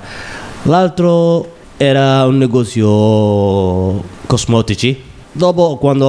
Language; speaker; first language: Italian; non-native, learner; Somali